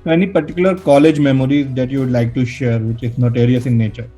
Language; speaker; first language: English; non-native, local second language; Hindi